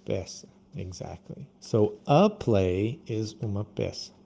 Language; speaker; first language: Portuguese; non-native, fluent; English